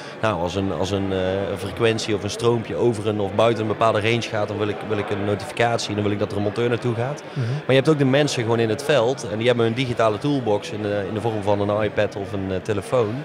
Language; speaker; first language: Dutch; native; Dutch